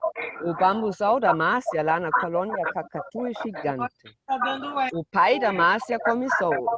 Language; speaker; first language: Portuguese; non-native, fluent; German